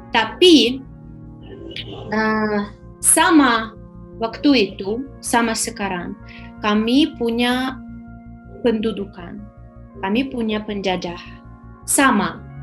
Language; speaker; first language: Indonesian; non-native, fluent; Ukrainian